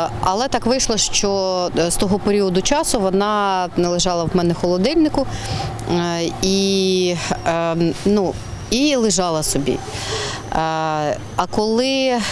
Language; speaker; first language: Ukrainian; native; Ukrainian